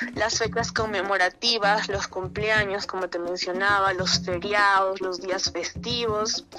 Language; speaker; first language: Spanish; native; Spanish